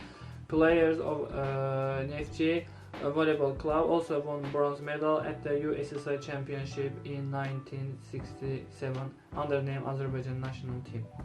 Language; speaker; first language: English; non-native, learner; Azerbaijani